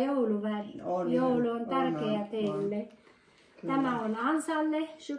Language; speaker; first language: Finnish; non-native, learner; Persian